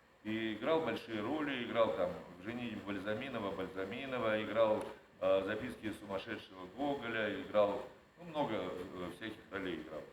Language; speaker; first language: Russian; native; Russian